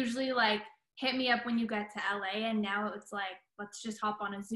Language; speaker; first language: English; native; English